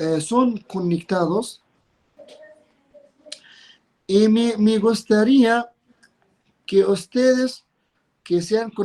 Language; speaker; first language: Spanish; non-native, fluent; Arabic